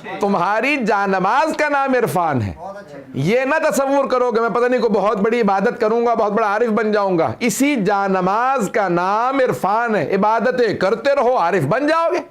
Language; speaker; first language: Urdu; native; Urdu